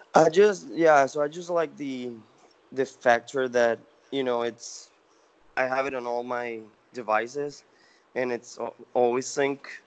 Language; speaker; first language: English; non-native, fluent; Spanish